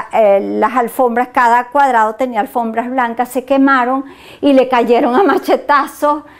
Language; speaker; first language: Spanish; native; Spanish